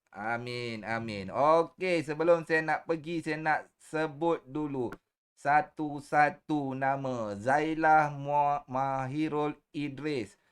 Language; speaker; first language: Malay; native; Malay